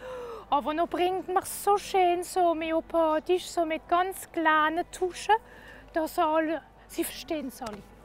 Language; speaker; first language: German; non-native, local second language; French